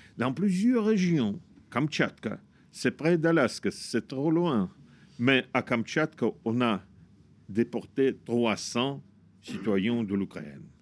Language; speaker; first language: French; non-native, fluent; Russian